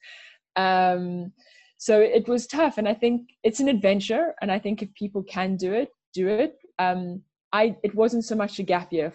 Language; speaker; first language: English; native; English